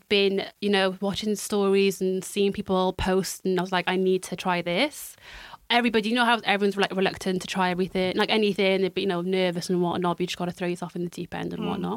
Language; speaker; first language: English; native; English